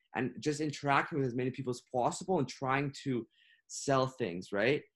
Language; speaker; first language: English; non-native, fluent; Russian